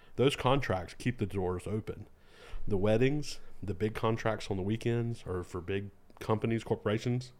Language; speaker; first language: English; native; English